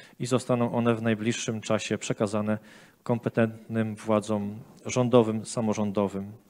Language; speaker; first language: Polish; native; Polish